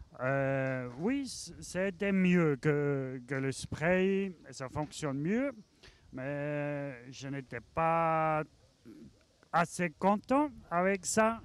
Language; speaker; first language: French; non-native, learner; German